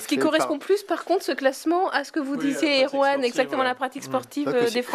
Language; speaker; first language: French; native; French